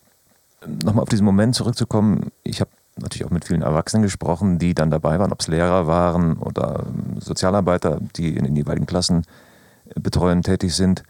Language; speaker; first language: German; native; German